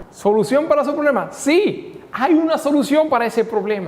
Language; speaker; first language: Spanish; native; Spanish